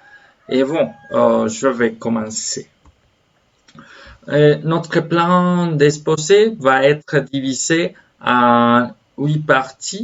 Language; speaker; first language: French; non-native, fluent; Spanish